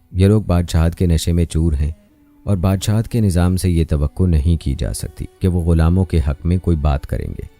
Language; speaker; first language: Urdu; native; Urdu